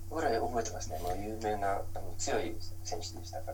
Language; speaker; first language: Japanese; native; Japanese